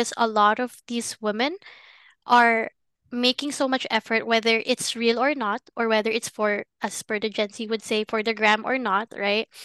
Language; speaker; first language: English; non-native, local second language; Filipino